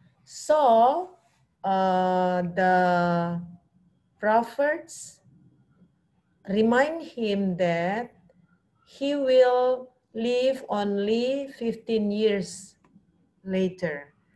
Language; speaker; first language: English; non-native, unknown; Indonesian